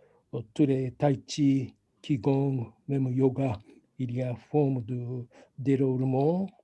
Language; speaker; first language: French; non-native, fluent; Japanese